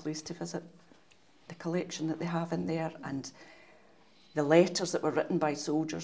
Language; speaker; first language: English; native; English